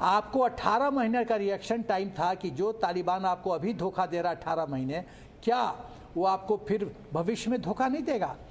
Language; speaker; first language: Hindi; native; Hindi